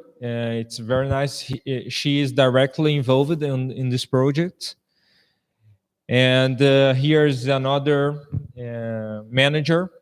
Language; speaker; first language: English; non-native, fluent; Portuguese